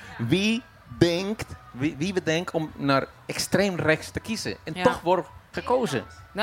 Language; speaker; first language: Dutch; non-native, fluent; Spanish